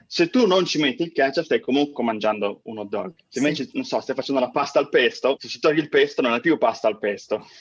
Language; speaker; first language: Italian; native; Italian